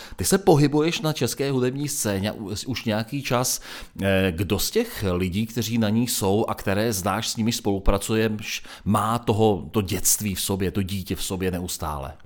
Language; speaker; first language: Czech; native; Czech